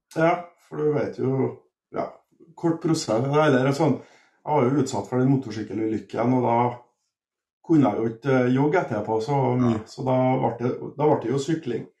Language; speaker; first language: Norwegian; native; Norwegian